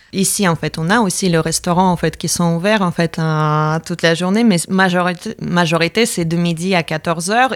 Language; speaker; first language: French; non-native, fluent; Latvian